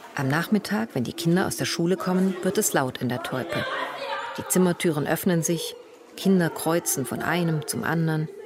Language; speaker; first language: German; native; German